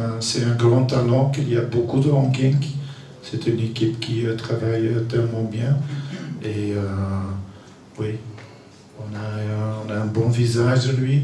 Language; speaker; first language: French; non-native, learner; Dutch